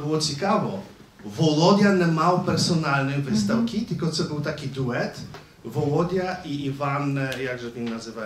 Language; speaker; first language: Ukrainian; native; Ukrainian